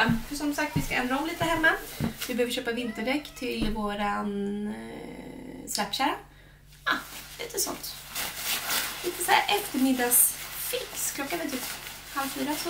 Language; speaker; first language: Swedish; native; Swedish